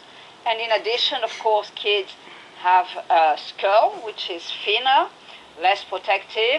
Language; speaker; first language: English; non-native, fluent; French